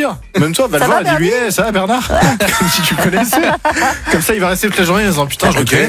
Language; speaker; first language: French; native; French